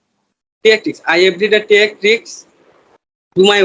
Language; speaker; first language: English; non-native, learner; Bangla